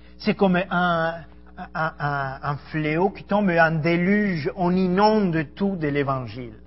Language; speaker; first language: French; non-native, fluent; Spanish